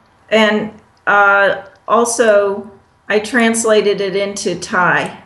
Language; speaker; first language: English; native; English